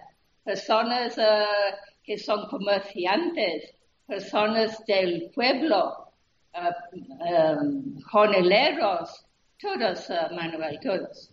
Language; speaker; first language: Spanish; non-native, fluent; English